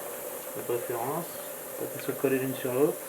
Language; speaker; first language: French; native; French